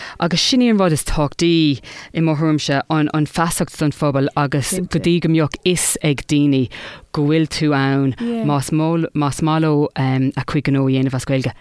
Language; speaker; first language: Irish; non-native, local second language; English